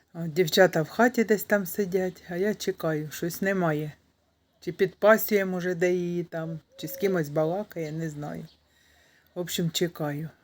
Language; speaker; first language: Ukrainian; native; Ukrainian